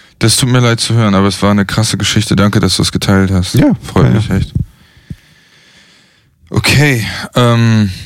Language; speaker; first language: German; native; German